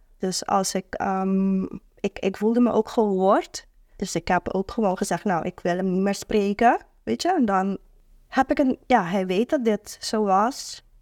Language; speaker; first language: Dutch; non-native, local second language; Papiamento